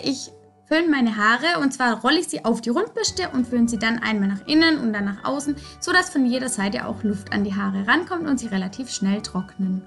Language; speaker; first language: German; native; German